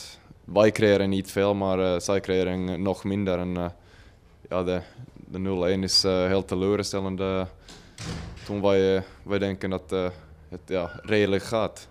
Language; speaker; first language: Dutch; non-native, fluent; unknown